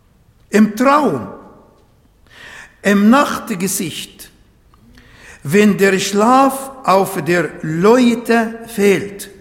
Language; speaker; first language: German; non-native, learner; Arabic